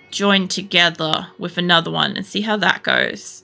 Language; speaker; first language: English; native; English